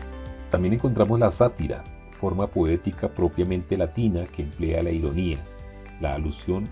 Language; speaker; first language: Spanish; native; Spanish